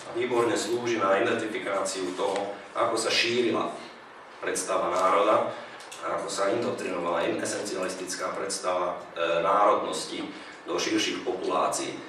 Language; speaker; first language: Slovak; non-native, local second language; Hungarian